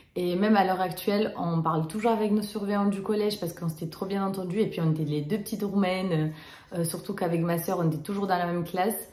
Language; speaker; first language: French; early bilingual, other home language; Romanian